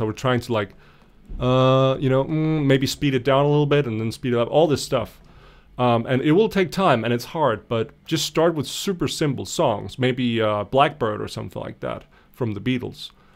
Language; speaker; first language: English; non-native, fluent; Danish